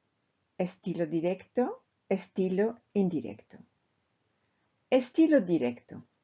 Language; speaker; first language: Spanish; non-native, fluent; French